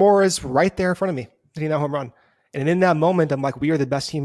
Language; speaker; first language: English; native; English